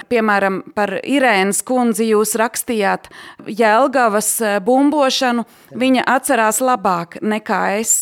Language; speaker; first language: Latvian; native; Latvian